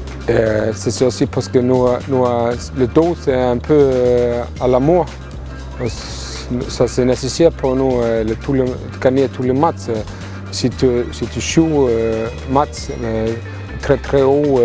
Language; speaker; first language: French; non-native, learner; Icelandic